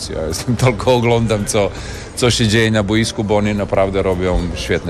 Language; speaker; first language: Polish; non-native, learner; Serbian